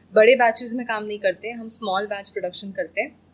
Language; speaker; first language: Hindi; native; Hindi